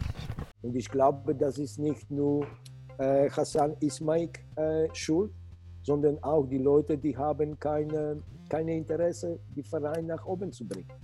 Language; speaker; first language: German; non-native, fluent; Polish